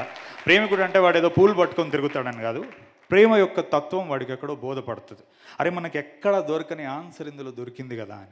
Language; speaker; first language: Telugu; native; Telugu